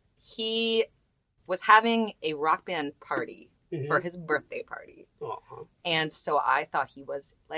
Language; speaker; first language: English; native; English